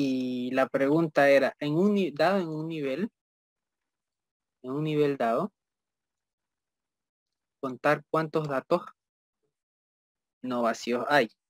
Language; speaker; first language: Spanish; native; Spanish